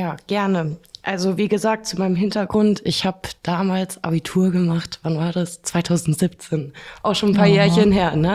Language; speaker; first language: German; native; German